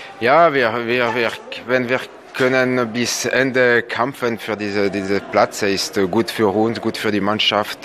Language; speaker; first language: German; non-native, local second language; French